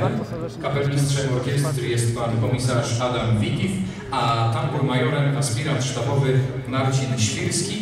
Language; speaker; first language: Polish; native; Polish